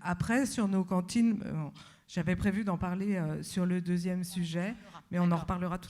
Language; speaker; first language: French; native; French